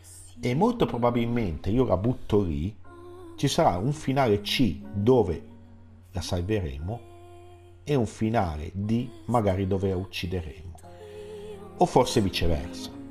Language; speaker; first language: Italian; native; Italian